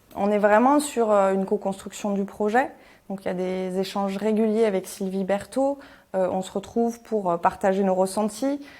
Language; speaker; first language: French; native; French